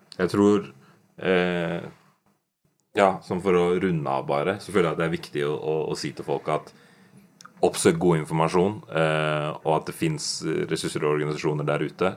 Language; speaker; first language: Norwegian; native; Norwegian